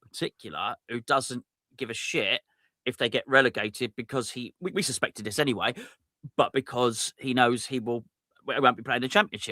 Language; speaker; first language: English; native; English